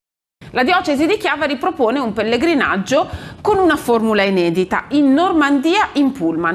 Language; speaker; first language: Italian; native; Italian